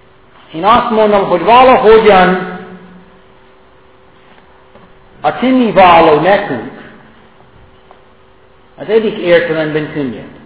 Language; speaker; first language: Hungarian; non-native, fluent; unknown